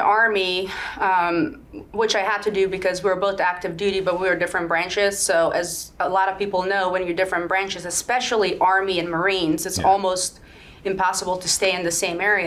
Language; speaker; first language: English; non-native, fluent; Swedish